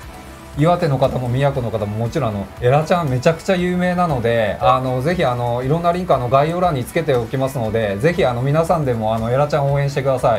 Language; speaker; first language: Japanese; native; Japanese